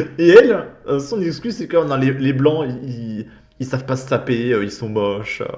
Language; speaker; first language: French; native; French